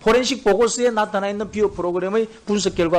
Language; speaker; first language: Korean; native; Korean